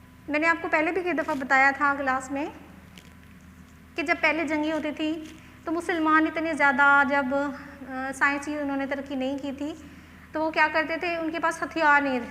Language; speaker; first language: Hindi; non-native, local second language; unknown